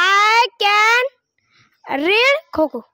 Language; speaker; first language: English; non-native, learner; Marathi